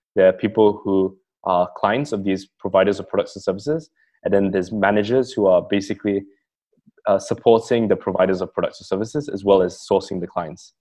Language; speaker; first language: English; native; English